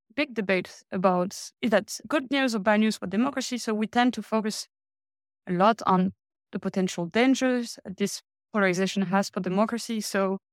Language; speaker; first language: English; non-native, fluent; French